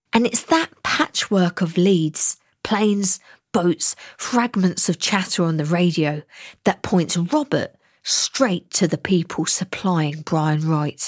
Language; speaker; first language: English; native; English